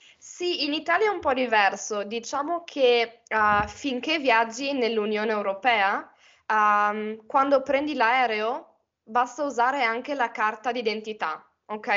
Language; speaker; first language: Italian; native; Italian